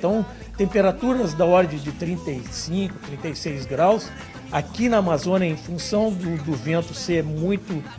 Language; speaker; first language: Portuguese; native; Portuguese